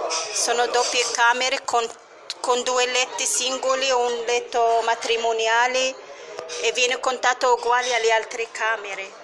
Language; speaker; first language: Italian; non-native, fluent; Arabic